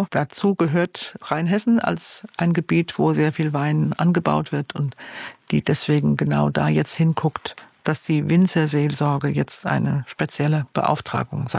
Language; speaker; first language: German; native; German